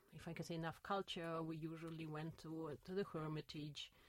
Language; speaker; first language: English; non-native, fluent; Russian